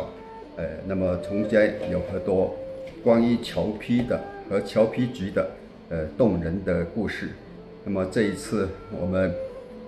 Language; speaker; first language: Chinese; non-native, local second language; Min Nan Chinese